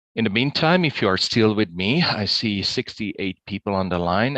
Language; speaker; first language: English; non-native, fluent; Hungarian